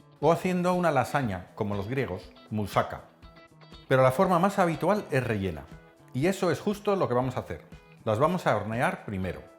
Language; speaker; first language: Spanish; non-native, fluent; Dutch